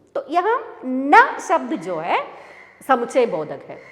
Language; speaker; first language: Hindi; non-native, local second language; Malayalam